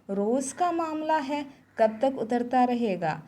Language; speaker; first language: Hindi; non-native, local second language; Malayalam